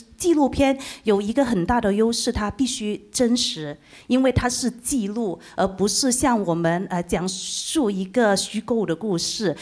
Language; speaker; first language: Chinese; non-native, local second language; Cantonese